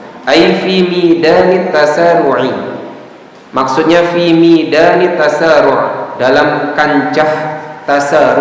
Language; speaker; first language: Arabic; non-native, fluent; Indonesian